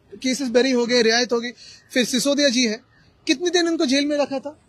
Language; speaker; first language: Hindi; non-native, local second language; Marathi